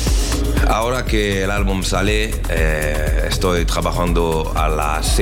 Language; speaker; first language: Spanish; non-native, learner; French